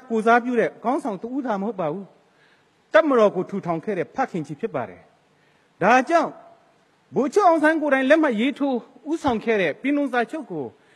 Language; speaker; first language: Burmese; non-native, local second language; Hakha Chin